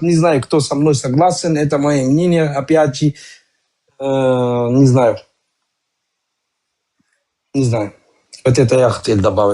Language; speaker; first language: Russian; non-native, learner; Kurdish